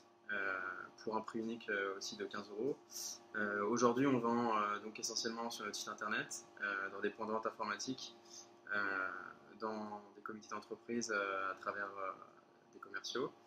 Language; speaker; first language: French; native; French